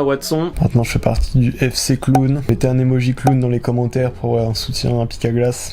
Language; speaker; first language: French; native; French